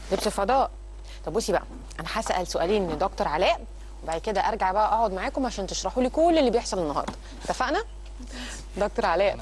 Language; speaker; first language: Arabic; native; Arabic